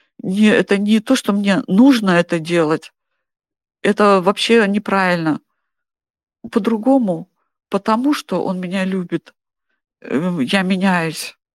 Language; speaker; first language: Russian; non-native, fluent; German